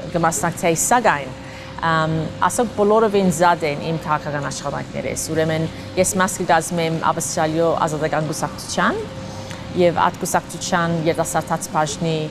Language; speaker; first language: Armenian; early bilingual, heritage; Armenian